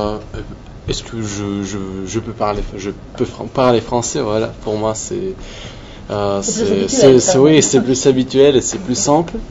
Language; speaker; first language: French; non-native, learner; Russian